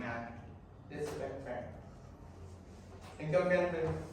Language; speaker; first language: English; non-native, learner; Indonesian